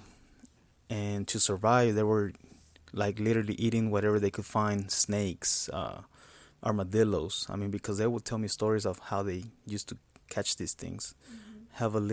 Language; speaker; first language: English; non-native, fluent; Spanish